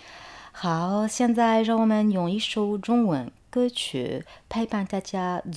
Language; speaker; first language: Chinese; non-native, fluent; Arabic